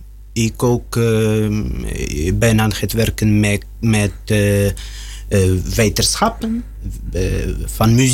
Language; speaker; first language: Dutch; non-native, learner; Russian